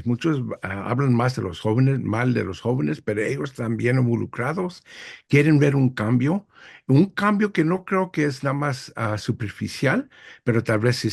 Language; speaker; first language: Spanish; early bilingual, heritage; English